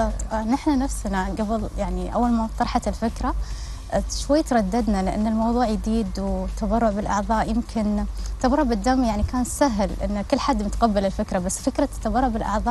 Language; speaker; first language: Arabic; native; Arabic